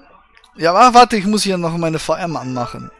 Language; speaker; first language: German; native; German